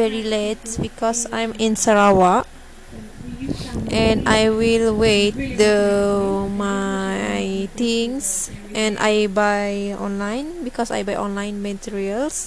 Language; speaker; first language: English; non-native, learner; Malay